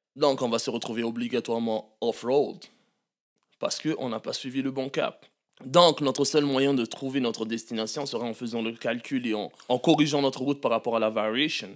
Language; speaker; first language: French; non-native, local second language; Malagasy